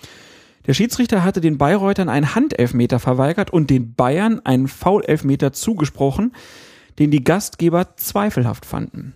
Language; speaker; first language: German; native; German